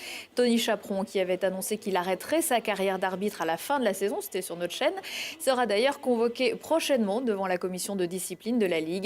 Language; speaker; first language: French; native; French